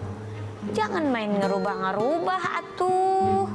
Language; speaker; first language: Indonesian; native; Indonesian